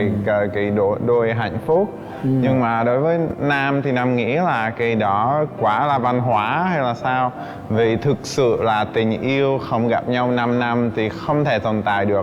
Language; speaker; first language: Vietnamese; non-native, fluent; Czech